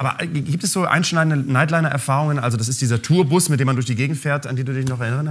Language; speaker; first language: German; native; German